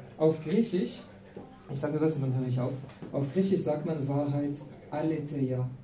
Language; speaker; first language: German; non-native, fluent; French